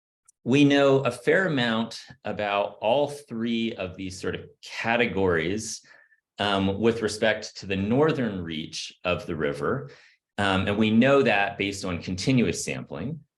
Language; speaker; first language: English; native; English